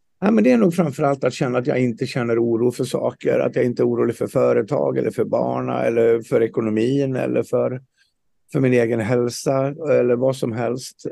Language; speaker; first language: Swedish; native; Swedish